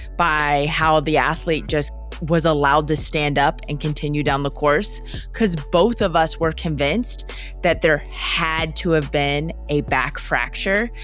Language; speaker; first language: English; native; English